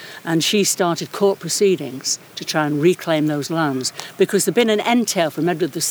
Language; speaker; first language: English; native; English